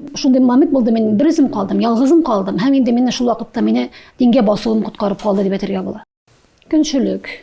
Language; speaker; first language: Tatar; native; Tatar